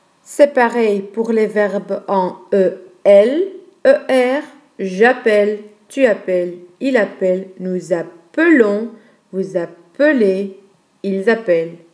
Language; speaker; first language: French; non-native, fluent; Dutch